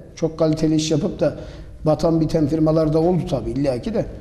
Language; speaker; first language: Turkish; native; Turkish